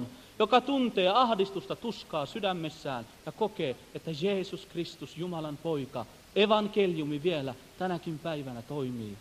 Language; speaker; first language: Finnish; native; Finnish